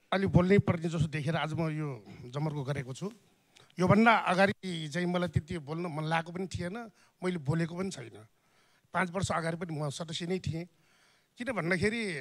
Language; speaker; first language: Nepali; non-native, local second language; Newari